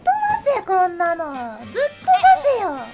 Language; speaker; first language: Japanese; native; Japanese